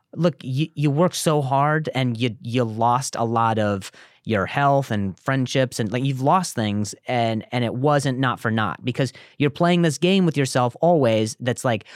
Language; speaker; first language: English; native; English